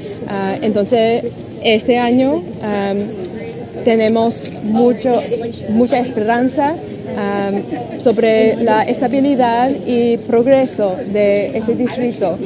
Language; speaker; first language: Spanish; non-native, learner; English